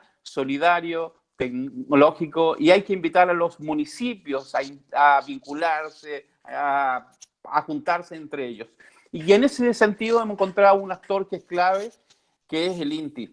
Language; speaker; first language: Spanish; native; Spanish